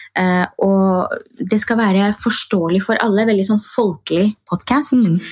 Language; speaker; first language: Norwegian; early bilingual, other home language; Arabic